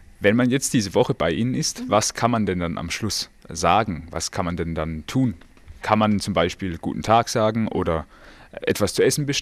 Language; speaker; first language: German; native; German